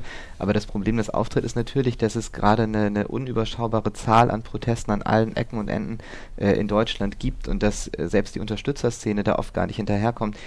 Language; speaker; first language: German; native; German